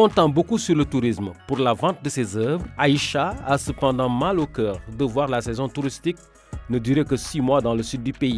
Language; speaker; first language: French; native; French